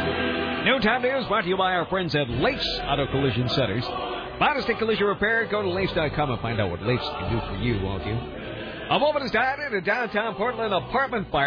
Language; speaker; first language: English; native; English